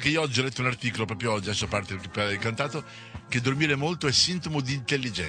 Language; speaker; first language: Italian; native; Italian